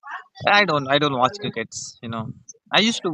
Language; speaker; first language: English; non-native, fluent; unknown